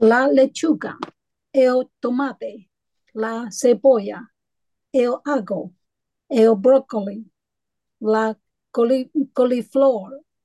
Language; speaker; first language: Spanish; non-native, learner; Chinese